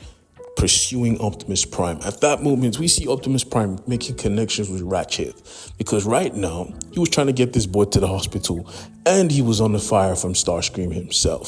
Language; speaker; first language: English; native; English